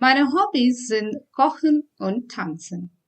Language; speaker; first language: German; non-native, fluent; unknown